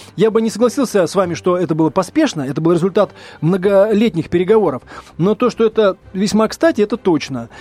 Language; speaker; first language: Russian; native; Russian